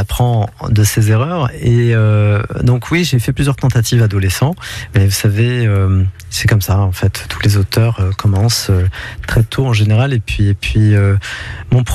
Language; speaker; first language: French; non-native, local second language; Kabyle